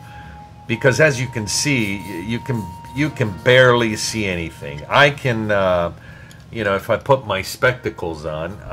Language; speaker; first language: English; native; English